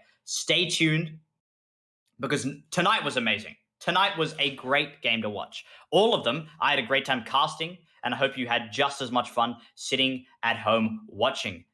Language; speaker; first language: English; native; English